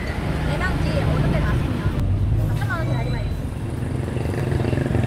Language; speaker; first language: Korean; non-native, learner; Vietnamese